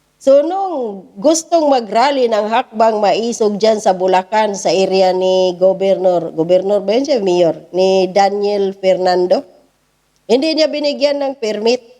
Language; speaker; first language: Filipino; non-native, local second language; Cebuano